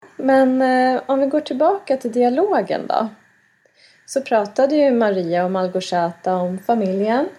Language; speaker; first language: Swedish; native; Swedish